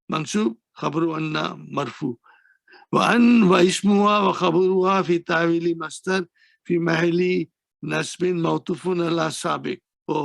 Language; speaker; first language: Arabic; non-native, fluent; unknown